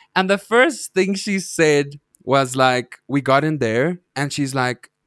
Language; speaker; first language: English; non-native, local second language; Afrikaans